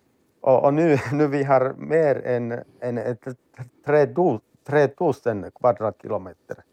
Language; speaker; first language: Swedish; non-native, learner; Finnish